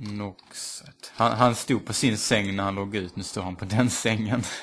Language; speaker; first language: Swedish; native; Swedish